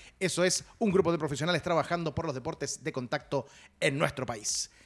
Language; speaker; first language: Spanish; native; Spanish